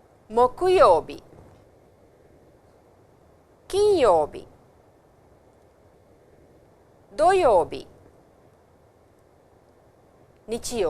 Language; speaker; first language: Japanese; non-native, fluent; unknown